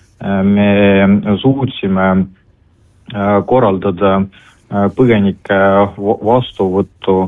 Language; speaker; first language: Estonian; non-native, local second language; Russian